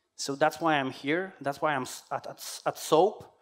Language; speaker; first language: English; non-native, fluent; Polish